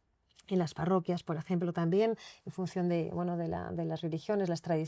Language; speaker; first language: Spanish; native; Spanish